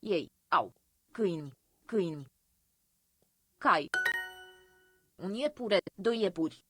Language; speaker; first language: Romanian; non-native, learner; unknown